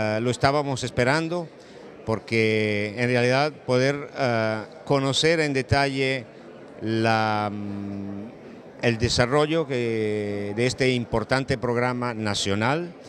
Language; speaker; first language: Spanish; non-native, fluent; Italian